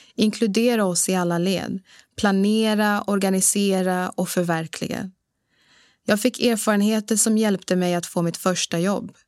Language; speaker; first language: Swedish; early bilingual, other home language; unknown